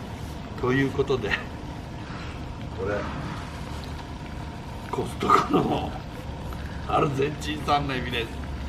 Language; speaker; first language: Japanese; native; Japanese